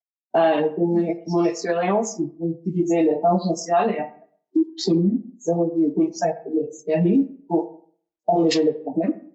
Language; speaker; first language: French; non-native, fluent; English